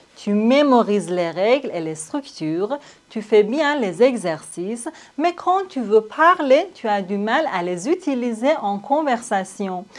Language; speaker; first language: French; non-native, fluent; Persian